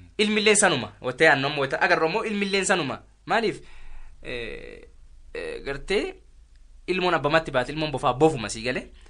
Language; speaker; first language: Oromo; native; Oromo